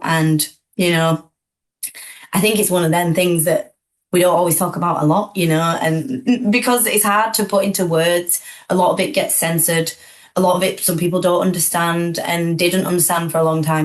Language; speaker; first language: English; native; English